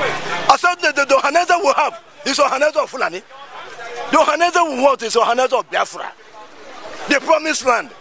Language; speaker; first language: English; non-native, local second language; Igbo